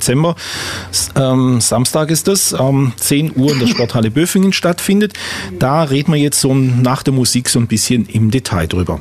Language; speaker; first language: German; native; German